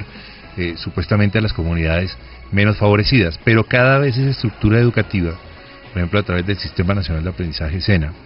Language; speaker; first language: Spanish; native; Spanish